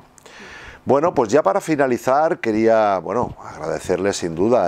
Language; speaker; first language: Spanish; native; Spanish